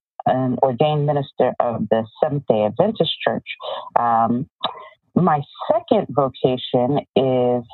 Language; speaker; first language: English; native; English